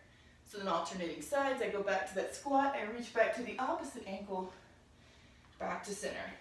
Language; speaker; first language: English; native; English